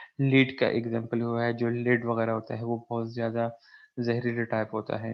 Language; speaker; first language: Urdu; non-native, local second language; Pashto